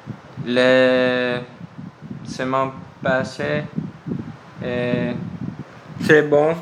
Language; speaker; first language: French; non-native, learner; English